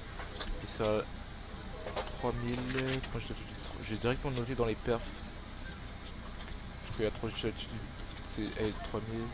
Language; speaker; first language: French; native; French